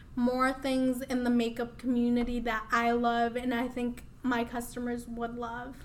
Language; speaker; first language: English; early bilingual, other home language; Spanish